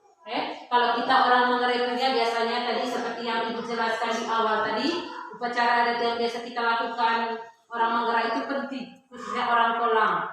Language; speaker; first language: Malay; non-native, local second language; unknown